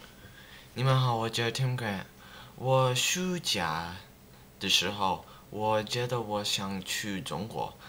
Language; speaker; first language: Chinese; non-native, learner; English